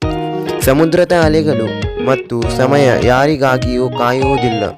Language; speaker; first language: Kannada; native; Kannada